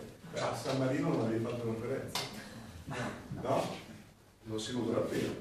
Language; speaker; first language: Italian; native; Italian